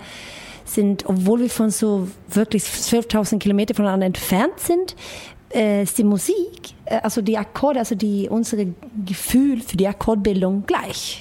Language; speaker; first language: German; non-native, fluent; Swedish